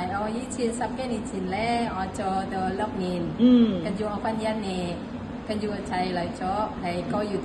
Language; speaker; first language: Cantonese; non-native, learner; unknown